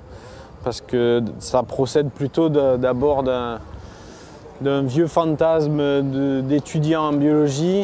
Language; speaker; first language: French; native; French